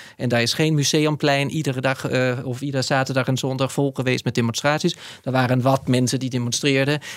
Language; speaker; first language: Dutch; non-native, fluent; Danish